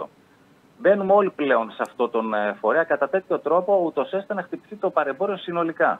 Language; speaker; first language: Greek; native; Greek